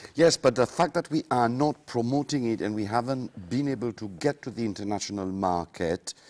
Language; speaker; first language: English; non-native, local second language; Seselwa Creole French